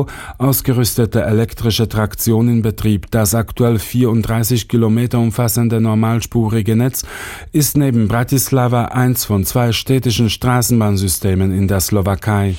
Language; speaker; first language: German; native; German